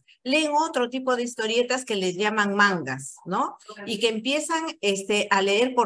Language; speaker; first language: Spanish; native; Spanish